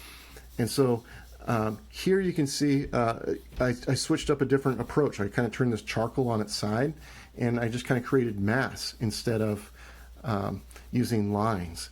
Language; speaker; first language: English; native; English